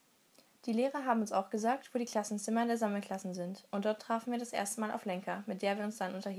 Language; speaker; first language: German; native; German